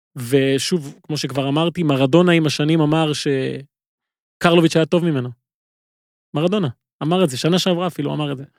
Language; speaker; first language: Hebrew; native; Hebrew